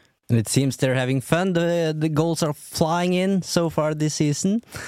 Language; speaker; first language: English; non-native, fluent; Norwegian